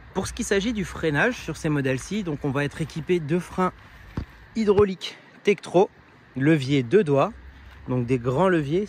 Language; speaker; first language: French; native; French